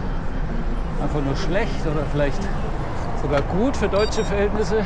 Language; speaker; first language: German; native; German